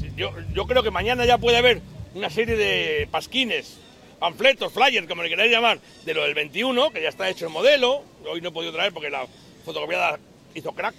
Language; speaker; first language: Spanish; native; Spanish